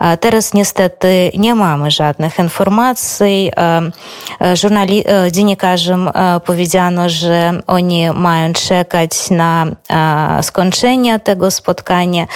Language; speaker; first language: Polish; non-native, fluent; Belarusian